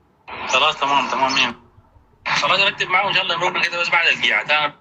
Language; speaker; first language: Arabic; native; Arabic